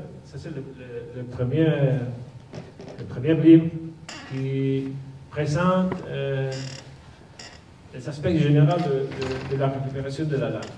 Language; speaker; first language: French; non-native, fluent; Basque